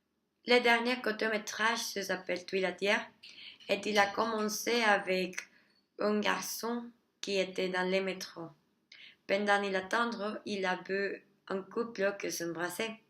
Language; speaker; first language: French; non-native, learner; Spanish